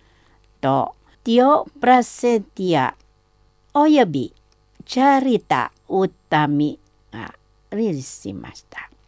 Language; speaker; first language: Japanese; non-native, fluent; Indonesian